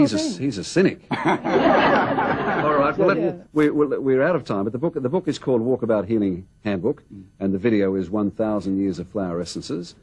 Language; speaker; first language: English; native; English